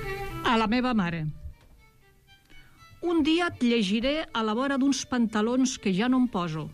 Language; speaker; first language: Catalan; native; Catalan